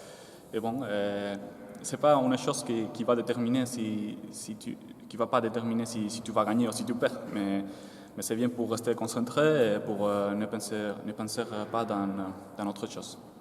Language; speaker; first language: French; non-native, fluent; Spanish